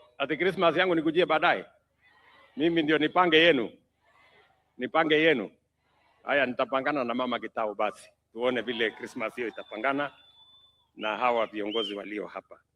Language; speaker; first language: Swahili; non-native, local second language; Kalenjin